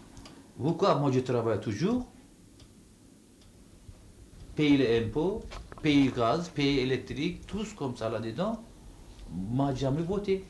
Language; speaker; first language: French; non-native, local second language; Turkish